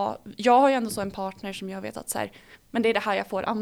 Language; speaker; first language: Swedish; native; Swedish